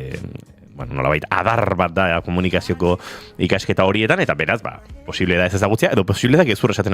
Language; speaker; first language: Basque; native; Basque